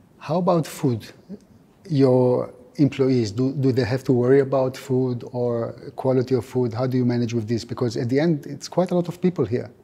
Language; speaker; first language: English; non-native, fluent; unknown